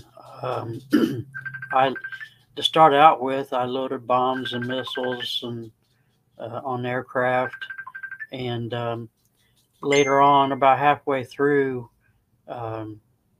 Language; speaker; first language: English; native; English